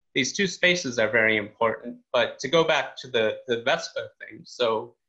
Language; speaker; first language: English; native; English